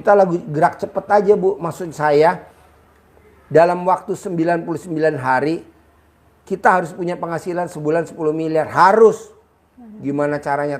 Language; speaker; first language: Indonesian; native; Indonesian